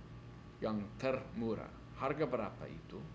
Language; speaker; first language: Indonesian; non-native, learner; English